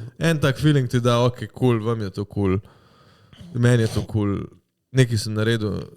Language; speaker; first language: Slovenian; early bilingual, other home language; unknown